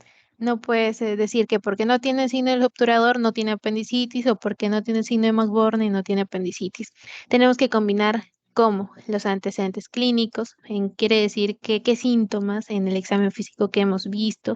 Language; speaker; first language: Spanish; native; Spanish